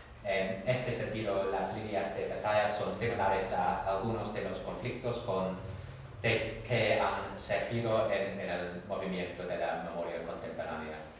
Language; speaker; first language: Spanish; non-native, fluent; English